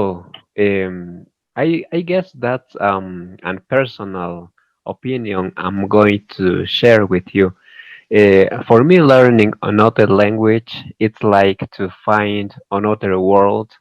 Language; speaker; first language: English; non-native, learner; Spanish